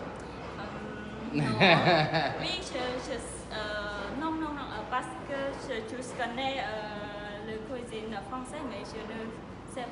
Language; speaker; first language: French; non-native, learner; Khmer